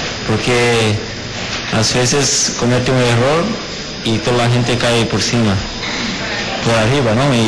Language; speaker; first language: Spanish; non-native, fluent; Portuguese